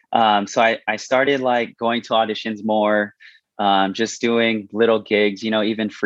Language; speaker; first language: English; native; English